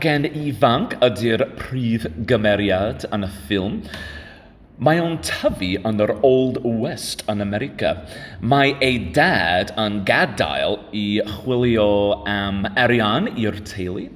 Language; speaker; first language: Welsh; non-native, learner; English